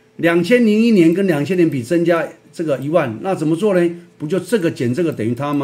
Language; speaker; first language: Chinese; native; Chinese